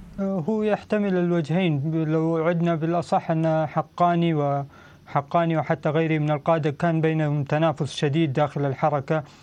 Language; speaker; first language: Arabic; non-native, fluent; Pashto